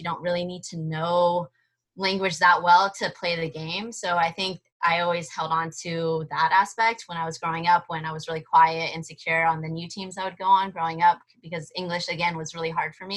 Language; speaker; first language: English; early bilingual, other home language; Spanish